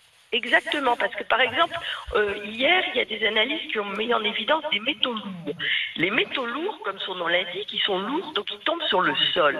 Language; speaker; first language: French; native; French